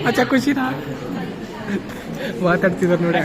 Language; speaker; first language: Kannada; native; Kannada